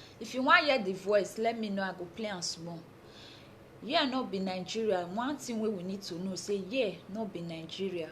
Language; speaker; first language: Nigerian Pidgin; native; Nigerian Pidgin